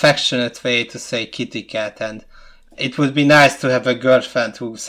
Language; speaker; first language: English; non-native, fluent; Hungarian